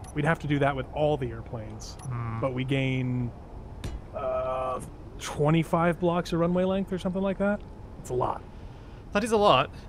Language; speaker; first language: English; native; English